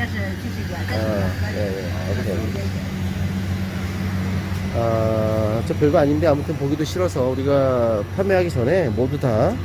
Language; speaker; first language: Korean; native; Korean